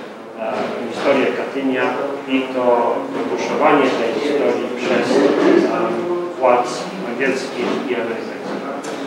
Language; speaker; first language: Polish; early bilingual, heritage; Polish